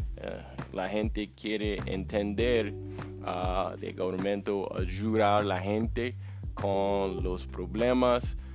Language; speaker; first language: Spanish; non-native, learner; English